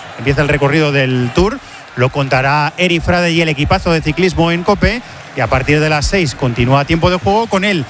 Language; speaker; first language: Spanish; native; Spanish